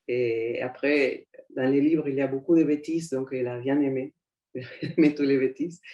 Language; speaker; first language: French; non-native, fluent; Spanish